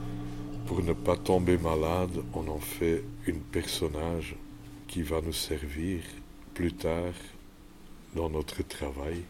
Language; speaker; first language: French; non-native, local second language; Dutch